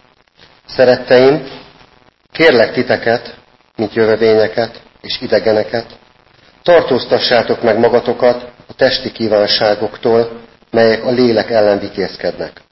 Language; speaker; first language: Hungarian; native; Hungarian